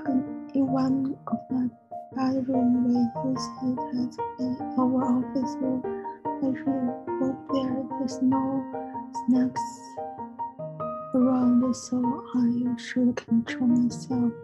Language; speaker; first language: English; non-native, learner; Chinese